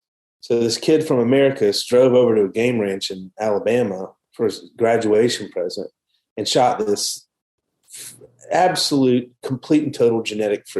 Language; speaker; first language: English; native; English